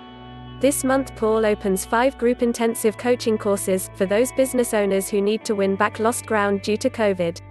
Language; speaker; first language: English; native; English